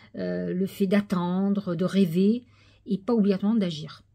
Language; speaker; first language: French; native; French